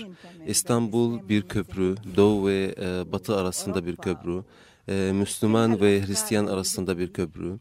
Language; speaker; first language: Turkish; non-native, fluent; Arabic